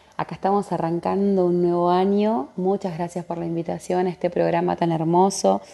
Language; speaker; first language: Spanish; native; Spanish